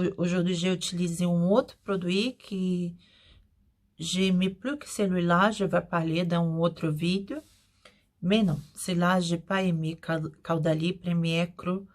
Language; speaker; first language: French; non-native, learner; Portuguese